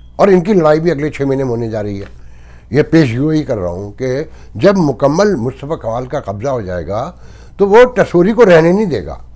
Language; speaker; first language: Urdu; native; Urdu